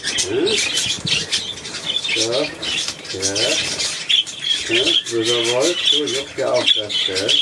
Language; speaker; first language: German; native; German